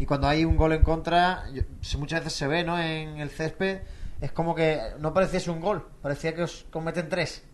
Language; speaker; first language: Spanish; native; Spanish